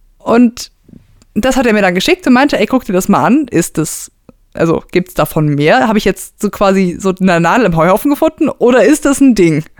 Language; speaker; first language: German; native; German